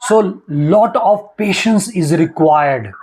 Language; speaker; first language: English; non-native, local second language; Hindi